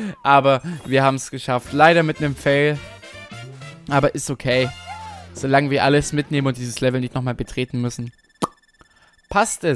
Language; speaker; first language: German; native; German